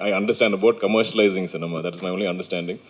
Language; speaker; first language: Tamil; non-native, local second language; Malayalam